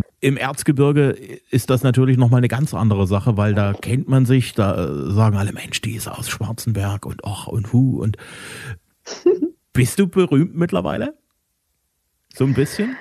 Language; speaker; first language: German; native; German